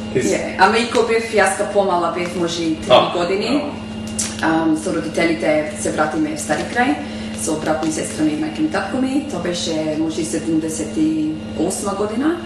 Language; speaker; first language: Macedonian; early bilingual, heritage; Macedonian